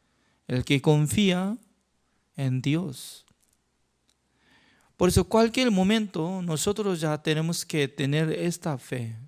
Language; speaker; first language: Spanish; non-native, learner; Korean